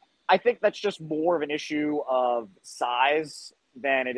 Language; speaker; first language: English; native; English